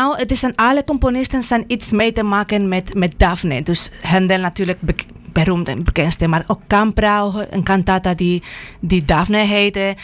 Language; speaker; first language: Dutch; non-native, fluent; Spanish